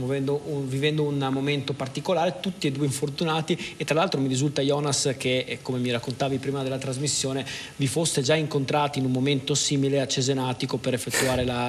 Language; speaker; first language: Italian; native; Italian